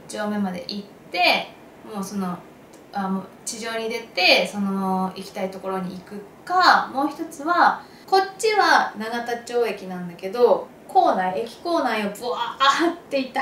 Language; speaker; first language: Japanese; native; Japanese